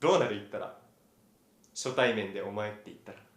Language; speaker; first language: Japanese; native; Japanese